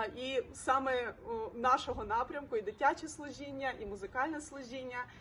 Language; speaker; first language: Ukrainian; non-native, local second language; Russian